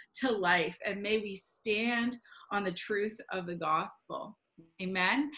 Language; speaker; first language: English; native; English